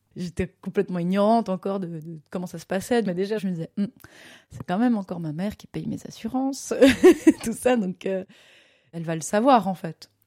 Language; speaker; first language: French; native; French